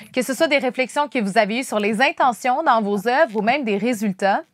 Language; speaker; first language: French; native; French